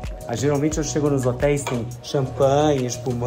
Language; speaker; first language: Portuguese; native; Portuguese